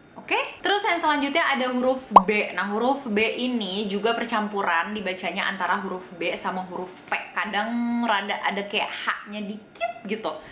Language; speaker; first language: Indonesian; native; Indonesian